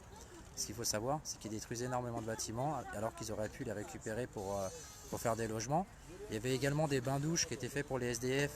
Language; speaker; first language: French; native; French